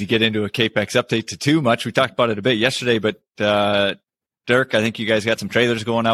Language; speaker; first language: English; native; English